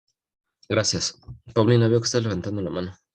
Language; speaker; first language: Spanish; native; Spanish